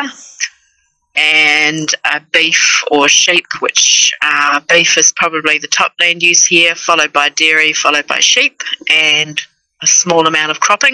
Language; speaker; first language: English; native; English